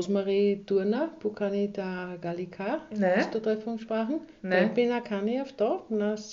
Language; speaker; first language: Greek; non-native, learner; German